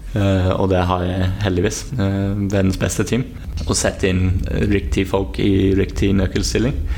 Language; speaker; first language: Norwegian; non-native, fluent; English